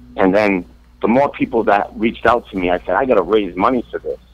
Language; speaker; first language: English; native; English